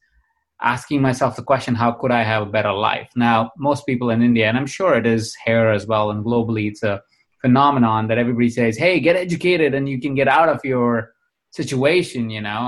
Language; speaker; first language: English; non-native, local second language; Hindi